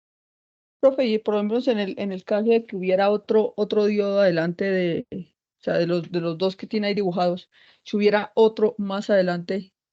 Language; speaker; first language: Spanish; native; Spanish